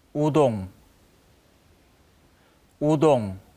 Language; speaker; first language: Korean; non-native, learner; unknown